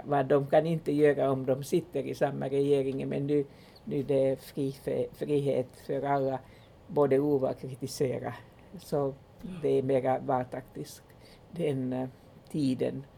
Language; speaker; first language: Swedish; non-native, local second language; Finnish